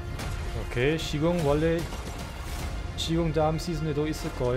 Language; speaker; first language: Korean; non-native, fluent; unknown